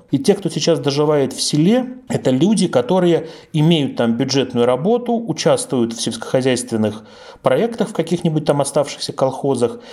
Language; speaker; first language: Russian; native; Russian